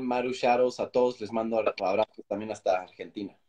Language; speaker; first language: Spanish; native; Spanish